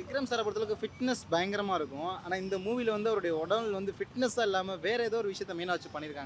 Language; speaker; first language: Tamil; native; Tamil